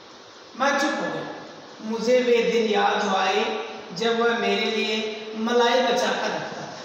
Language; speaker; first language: Hindi; native; Hindi